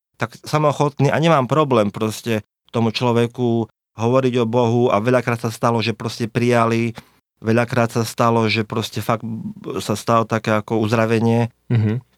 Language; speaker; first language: Slovak; native; Slovak